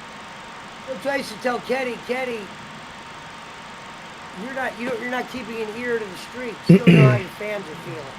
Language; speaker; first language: English; native; English